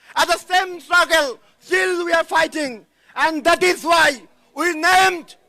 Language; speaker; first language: English; non-native, local second language; Bangla